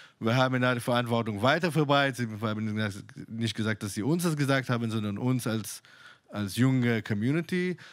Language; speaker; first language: German; non-native, fluent; Hebrew